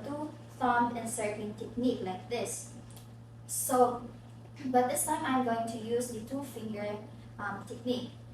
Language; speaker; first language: English; non-native, local second language; Filipino